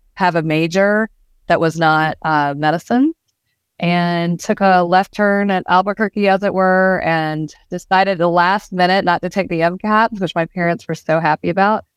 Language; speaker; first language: English; native; English